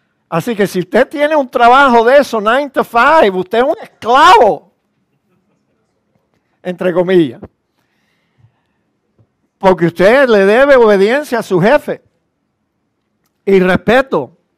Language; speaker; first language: Spanish; native; Spanish